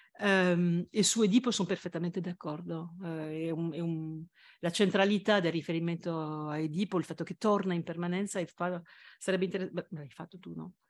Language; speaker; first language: Italian; non-native, fluent; French